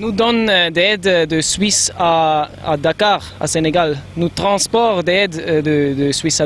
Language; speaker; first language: French; non-native, learner; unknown